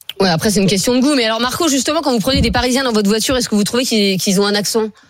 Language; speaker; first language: French; native; French